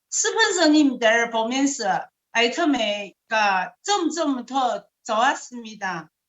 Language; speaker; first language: Korean; non-native, learner; Chinese